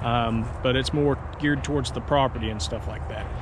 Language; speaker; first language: English; native; English